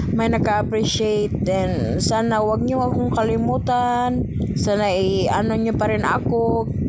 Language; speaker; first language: Filipino; non-native, local second language; Cebuano